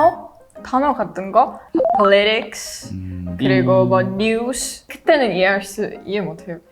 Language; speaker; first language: Korean; non-native, learner; Estonian